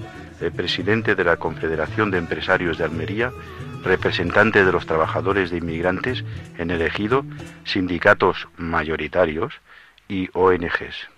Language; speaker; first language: Spanish; native; Spanish